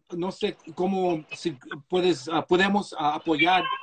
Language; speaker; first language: Spanish; early bilingual, heritage; Spanish